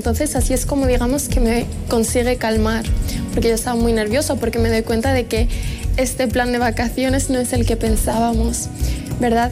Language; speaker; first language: Spanish; early bilingual, other home language; Arabic